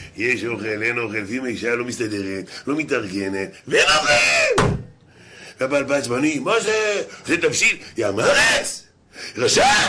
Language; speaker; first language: Hebrew; native; Hebrew